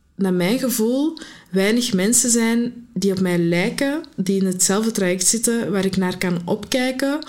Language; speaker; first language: Dutch; early bilingual, other home language; Arabic